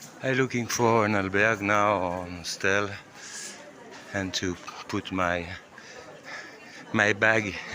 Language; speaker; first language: English; non-native, learner; French